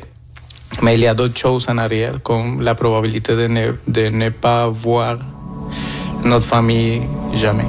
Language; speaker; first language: French; non-native, fluent; Spanish